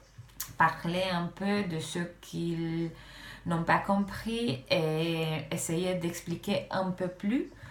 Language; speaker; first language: French; non-native, fluent; Romanian